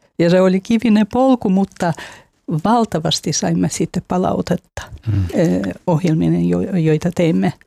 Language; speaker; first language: Finnish; non-native, fluent; Russian